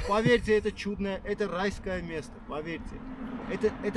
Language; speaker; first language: Russian; non-native, fluent; Armenian